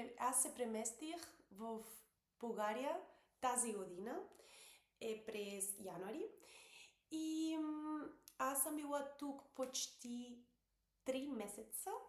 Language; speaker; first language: Bulgarian; non-native, learner; Spanish